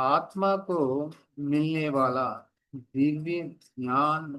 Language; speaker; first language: Hindi; non-native, local second language; Telugu